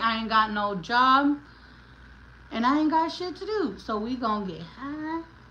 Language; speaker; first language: English; early bilingual, other home language; Spanish